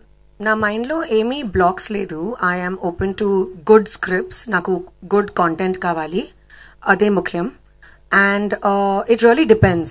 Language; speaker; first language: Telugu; non-native, local second language; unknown